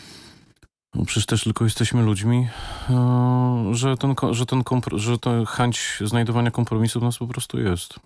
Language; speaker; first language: Polish; native; Polish